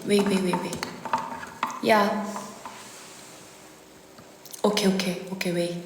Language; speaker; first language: English; non-native, learner; Korean